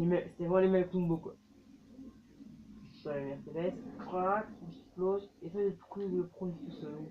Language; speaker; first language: French; native; French